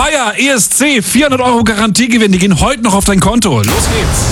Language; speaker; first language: German; native; German